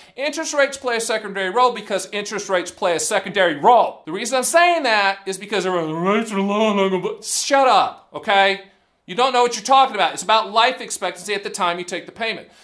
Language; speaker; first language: English; native; English